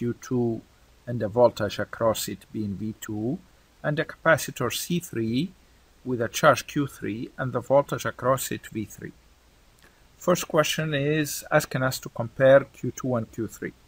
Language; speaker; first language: English; non-native, fluent; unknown